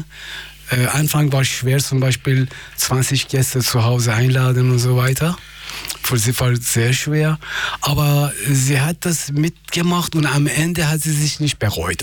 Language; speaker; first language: German; non-native, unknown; Persian